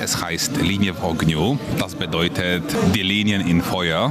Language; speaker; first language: German; non-native, learner; Polish